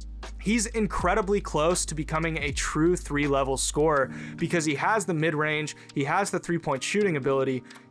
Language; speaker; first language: English; native; English